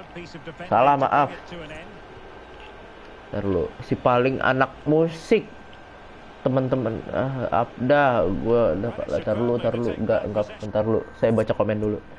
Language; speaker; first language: Indonesian; native; Indonesian